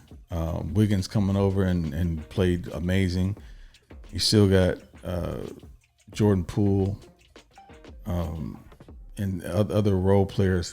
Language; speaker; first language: English; native; English